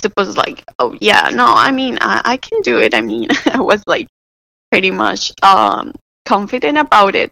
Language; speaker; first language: English; non-native, fluent; Spanish